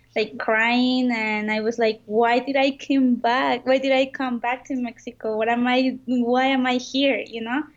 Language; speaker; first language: English; non-native, fluent; Spanish